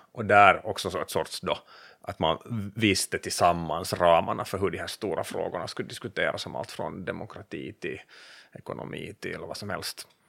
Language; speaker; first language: Swedish; native; Swedish